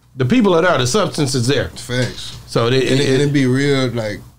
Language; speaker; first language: English; native; English